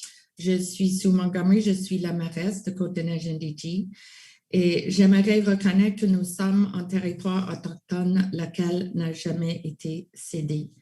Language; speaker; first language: French; non-native, local second language; English